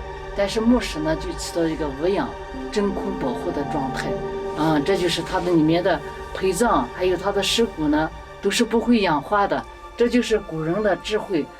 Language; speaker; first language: Chinese; native; Chinese